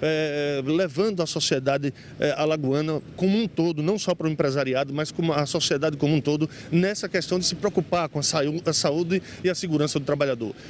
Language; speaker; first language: Portuguese; native; Portuguese